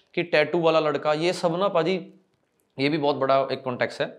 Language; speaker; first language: Hindi; non-native, local second language; Punjabi